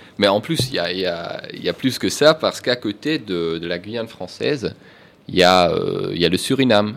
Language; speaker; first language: French; non-native, fluent; Dutch